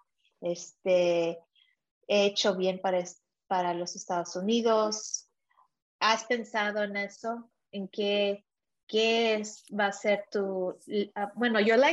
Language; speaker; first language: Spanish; early bilingual, heritage; English